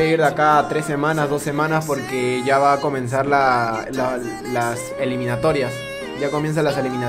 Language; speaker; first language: Spanish; native; Spanish